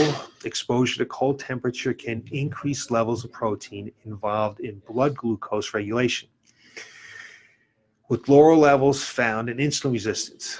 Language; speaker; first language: English; native; English